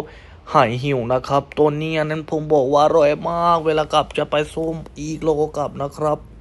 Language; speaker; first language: Thai; non-native, fluent; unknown